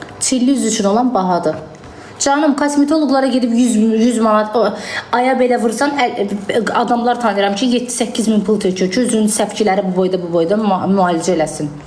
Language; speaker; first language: Azerbaijani; native; Azerbaijani